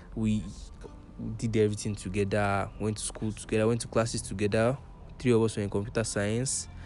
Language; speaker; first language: English; non-native, local second language; Yoruba